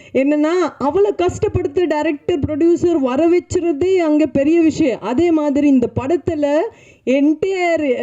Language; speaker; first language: Tamil; non-native, learner; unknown